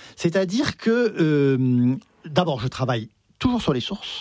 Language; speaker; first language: French; native; French